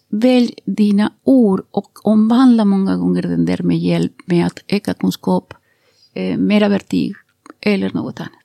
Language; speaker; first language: Swedish; non-native, fluent; Spanish